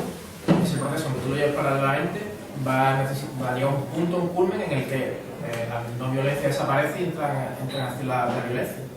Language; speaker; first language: Spanish; native; Spanish